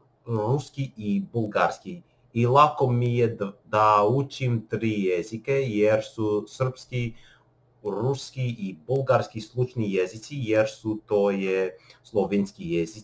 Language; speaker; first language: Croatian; non-native, learner; English